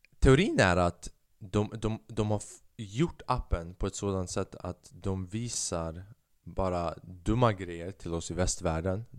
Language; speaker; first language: Swedish; early bilingual, other home language; Albanian